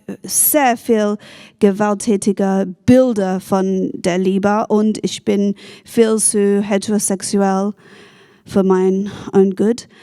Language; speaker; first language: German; non-native, fluent; English